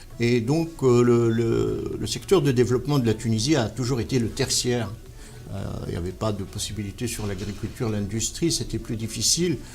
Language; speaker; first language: French; non-native, local second language; Arabic